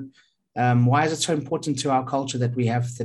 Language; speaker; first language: English; native; English